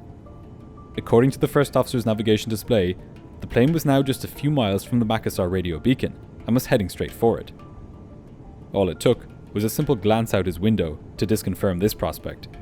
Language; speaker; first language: English; native; English